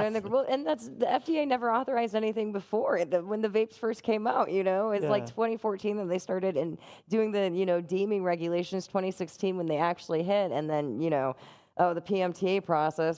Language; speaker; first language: English; native; English